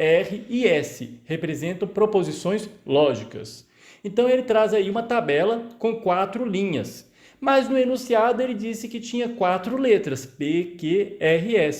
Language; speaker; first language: Portuguese; native; Portuguese